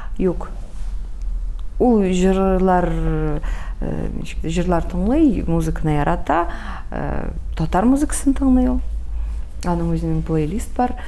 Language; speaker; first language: Tatar; native; Tatar